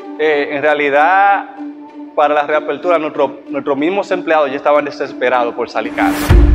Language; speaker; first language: Spanish; native; Spanish